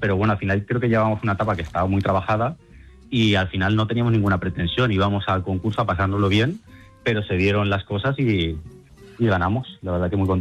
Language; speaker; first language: Spanish; native; Spanish